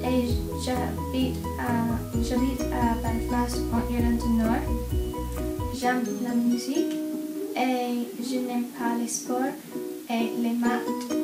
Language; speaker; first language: French; non-native, learner; English